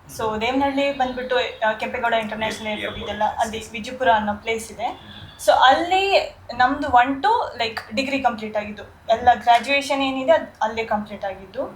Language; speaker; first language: Kannada; early bilingual, other home language; Nepali